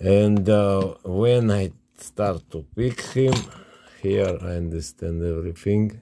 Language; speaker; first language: English; non-native, learner; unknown